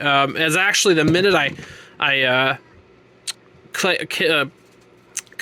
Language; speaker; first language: English; native; English